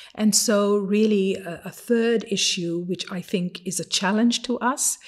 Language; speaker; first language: English; non-native, fluent; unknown